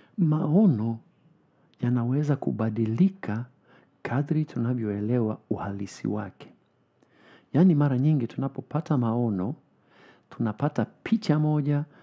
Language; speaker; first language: Swahili; non-native, fluent; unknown